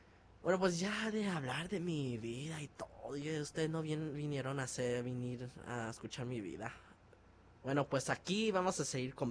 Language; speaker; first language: Spanish; early bilingual, heritage; Spanish